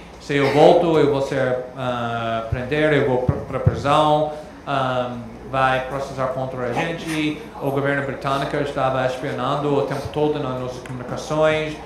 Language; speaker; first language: Portuguese; non-native, fluent; English